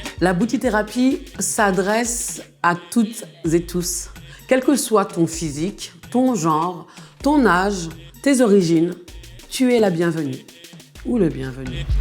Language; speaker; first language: French; early bilingual, other home language; Bambara